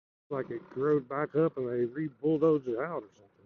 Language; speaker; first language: English; native; English